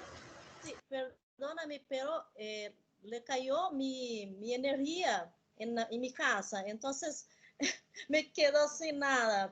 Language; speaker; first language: Spanish; non-native, learner; Portuguese